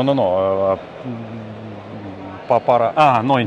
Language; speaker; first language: Spanish; non-native, learner; Russian